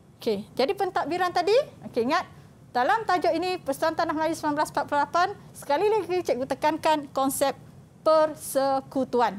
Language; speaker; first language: Malay; native; Malay